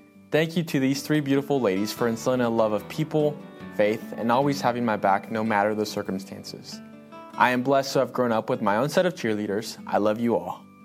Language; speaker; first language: English; early bilingual, other home language; Spanish